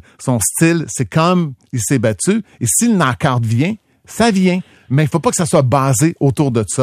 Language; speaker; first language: French; native; French